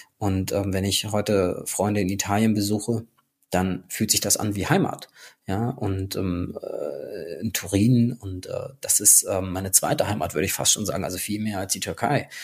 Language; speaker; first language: German; native; German